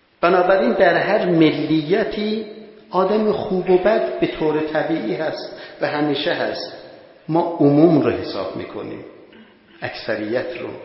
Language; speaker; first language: Persian; non-native, local second language; Azerbaijani